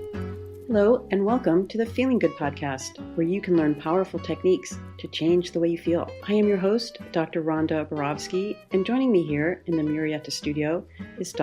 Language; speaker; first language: English; native; English